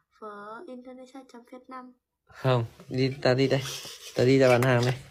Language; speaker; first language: Vietnamese; native; Vietnamese